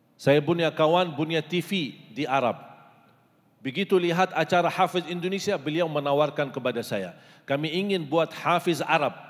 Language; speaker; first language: Malay; non-native, fluent; Arabic